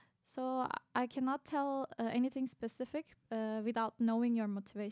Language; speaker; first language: English; non-native, fluent; Turkish